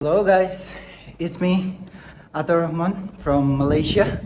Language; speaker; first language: English; non-native, local second language; Bangla